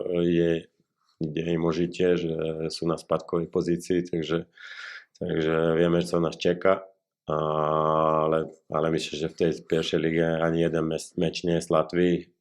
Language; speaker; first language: Polish; non-native, learner; Slovak